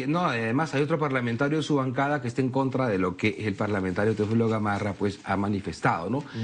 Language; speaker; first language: Spanish; native; Spanish